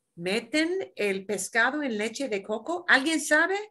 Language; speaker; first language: Spanish; non-native, fluent; English